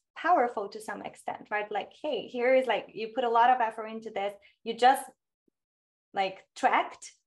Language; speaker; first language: English; non-native, fluent; Portuguese